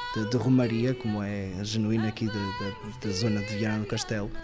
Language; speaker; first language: Portuguese; native; Portuguese